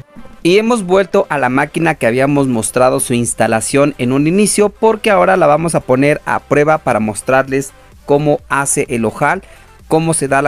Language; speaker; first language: Spanish; native; Spanish